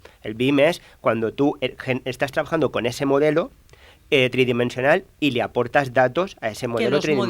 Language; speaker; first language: Spanish; native; Spanish